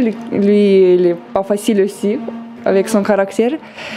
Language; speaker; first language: French; non-native, learner; Russian